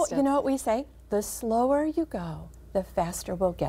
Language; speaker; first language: English; native; English